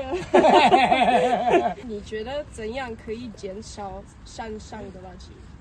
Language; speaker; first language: Chinese; non-native, learner; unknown